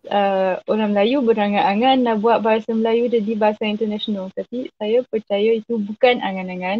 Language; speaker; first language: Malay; non-native, fluent; French